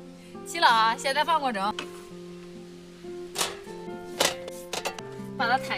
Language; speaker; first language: Chinese; native; Chinese